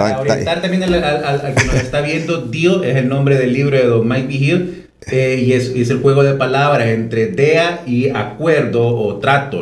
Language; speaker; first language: Spanish; native; Spanish